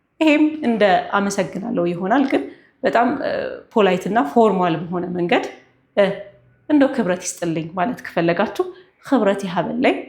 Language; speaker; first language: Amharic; non-native, local second language; Tigrinya